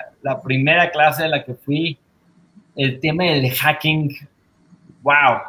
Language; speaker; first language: Spanish; native; Spanish